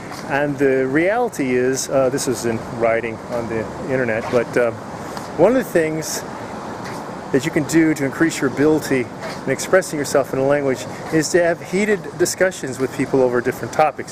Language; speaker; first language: English; native; English